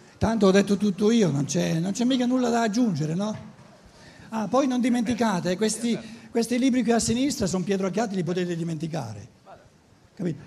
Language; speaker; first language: Italian; native; Italian